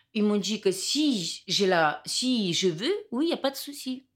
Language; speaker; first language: French; non-native, learner; Romanian